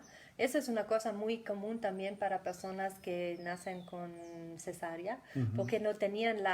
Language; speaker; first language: Spanish; non-native, fluent; German